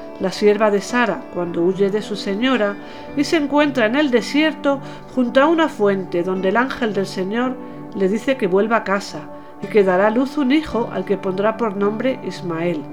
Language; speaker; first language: Spanish; native; Spanish